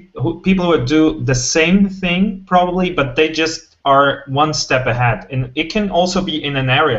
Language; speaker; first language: English; non-native, fluent; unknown